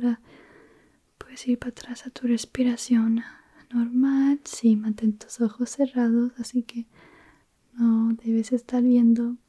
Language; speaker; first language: Spanish; early bilingual, heritage; Spanish